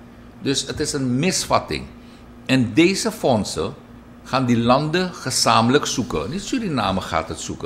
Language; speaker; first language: Dutch; native; Dutch